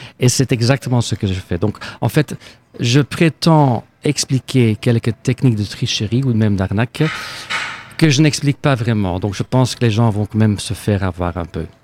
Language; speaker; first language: French; non-native, local second language; Dutch